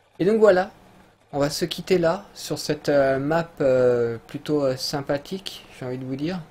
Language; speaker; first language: French; native; French